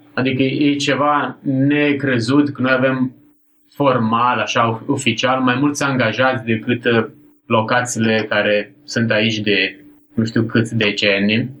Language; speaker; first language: Romanian; non-native, fluent; Italian